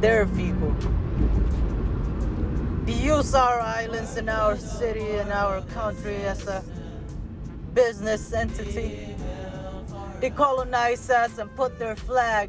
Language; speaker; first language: English; non-native, local second language; Cebuano